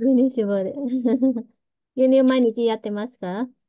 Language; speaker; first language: Japanese; early bilingual, heritage; Vietnamese